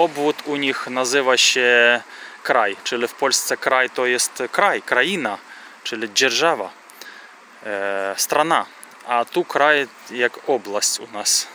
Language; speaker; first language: Polish; non-native, fluent; Russian